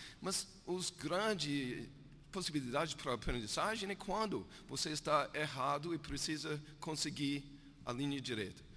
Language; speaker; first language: Portuguese; non-native, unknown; English